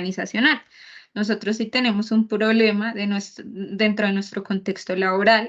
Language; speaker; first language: Spanish; native; Spanish